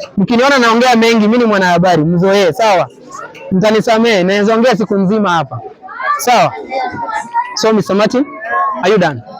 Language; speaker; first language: Swahili; non-native, fluent; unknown